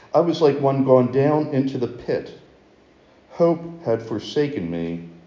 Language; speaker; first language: English; native; English